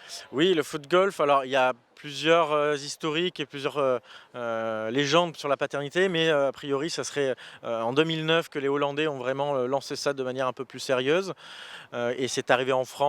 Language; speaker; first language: French; native; French